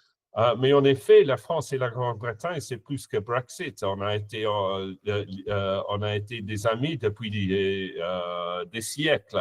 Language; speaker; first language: French; non-native, fluent; English